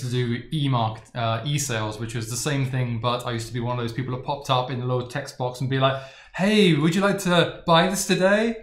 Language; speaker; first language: English; native; English